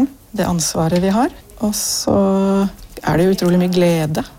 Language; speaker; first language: Norwegian; native; Norwegian